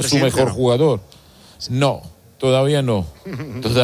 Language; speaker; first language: Spanish; non-native, learner; Georgian